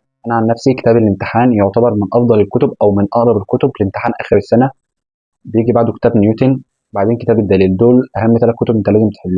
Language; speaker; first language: Arabic; native; Arabic